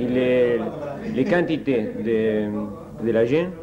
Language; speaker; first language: French; non-native, learner; Spanish